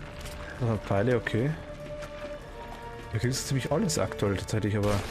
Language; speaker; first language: German; native; German